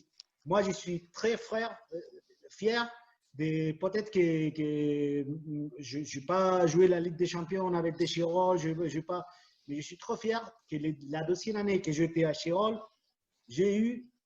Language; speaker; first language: French; non-native, fluent; Spanish